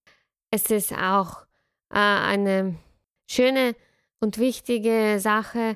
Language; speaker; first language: German; non-native, fluent; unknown